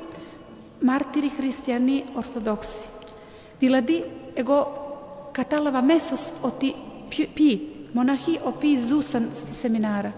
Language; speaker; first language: Greek; non-native, fluent; Serbian